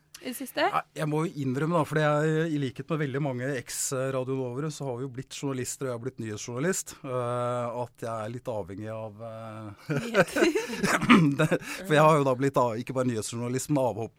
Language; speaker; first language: Norwegian; native; Norwegian